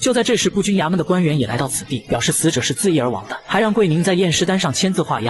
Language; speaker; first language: Chinese; native; Chinese